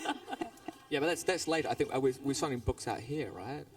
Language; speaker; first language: English; native; English